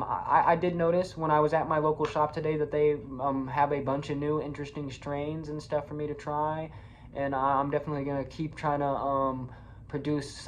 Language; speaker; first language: English; native; English